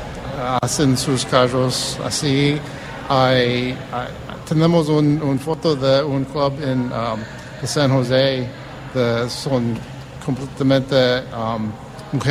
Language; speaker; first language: Spanish; early bilingual, heritage; English